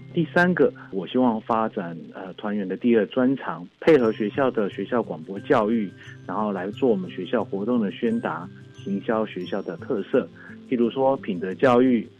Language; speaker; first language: Chinese; native; Chinese